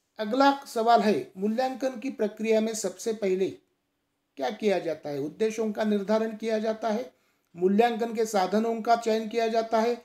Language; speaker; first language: Hindi; non-native, local second language; Marathi